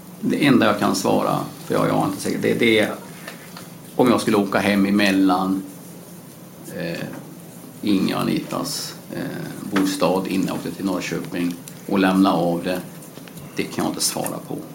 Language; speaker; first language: Swedish; native; Swedish